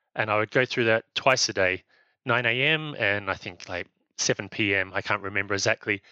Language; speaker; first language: English; native; English